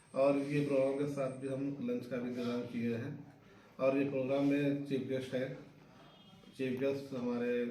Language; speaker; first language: Hindi; non-native, local second language; Urdu